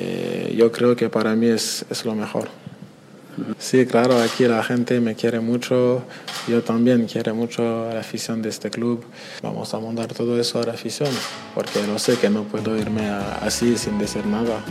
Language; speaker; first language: Spanish; non-native, learner; French